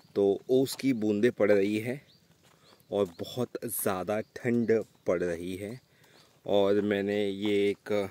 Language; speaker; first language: Hindi; native; Hindi